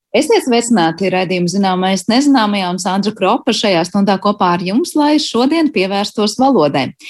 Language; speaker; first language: Latvian; native; Latvian